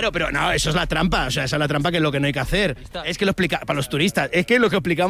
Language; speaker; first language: Spanish; native; Spanish